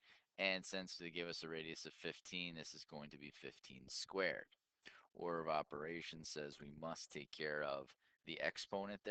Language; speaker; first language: English; native; English